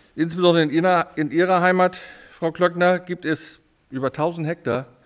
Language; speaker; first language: German; native; German